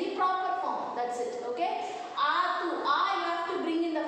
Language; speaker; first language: English; non-native, local second language; Tamil